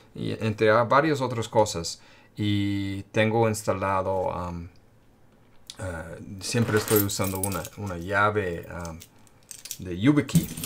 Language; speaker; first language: Spanish; non-native, fluent; English